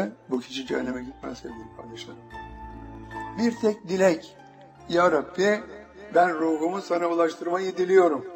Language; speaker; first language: Turkish; native; Turkish